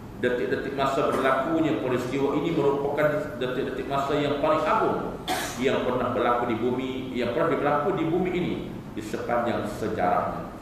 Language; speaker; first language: Malay; native; Malay